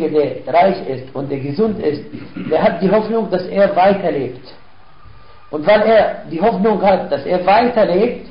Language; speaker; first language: German; non-native, fluent; Arabic